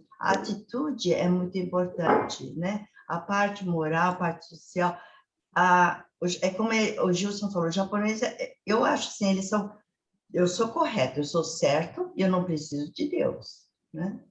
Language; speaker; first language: Portuguese; early bilingual, other home language; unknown